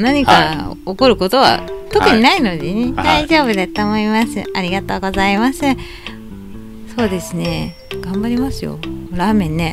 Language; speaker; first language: Japanese; native; Japanese